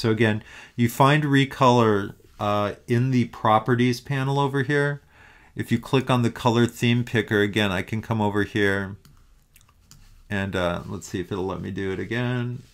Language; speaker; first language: English; native; English